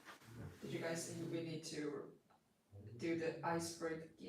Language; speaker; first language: English; non-native, fluent; Chinese